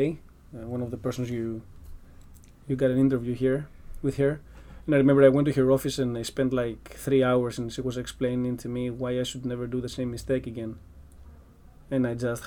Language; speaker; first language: English; non-native, fluent; Greek